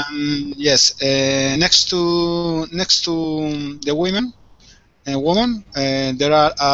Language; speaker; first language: English; non-native, learner; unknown